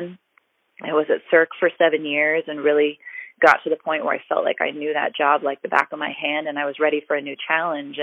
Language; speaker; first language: English; native; English